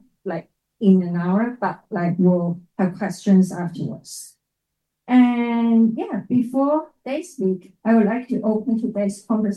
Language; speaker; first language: English; non-native, local second language; Cantonese